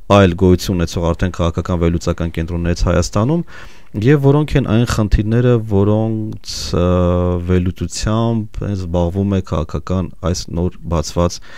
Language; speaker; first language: Armenian; native; Armenian